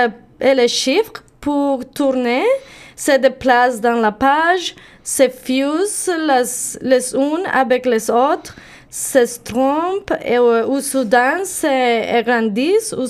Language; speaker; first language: French; non-native, learner; Spanish